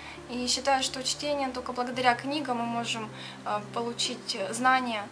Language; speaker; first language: Russian; native; Russian